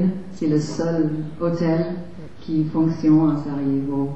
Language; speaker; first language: French; non-native, fluent; English